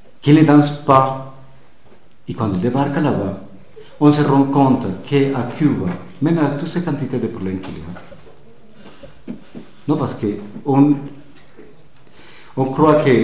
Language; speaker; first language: French; non-native, fluent; Spanish